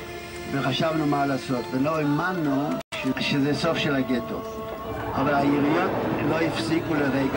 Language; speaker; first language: Hebrew; non-native, fluent; Yiddish